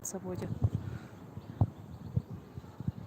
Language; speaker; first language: Russian; non-native, fluent; Tajik